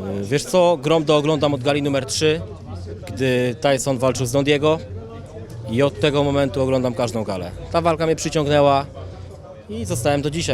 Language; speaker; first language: Polish; native; Polish